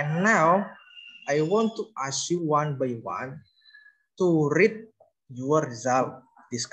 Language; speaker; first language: English; non-native, learner; Indonesian